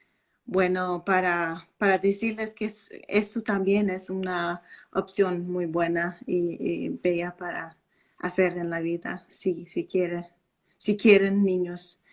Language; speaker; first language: Spanish; non-native, fluent; Danish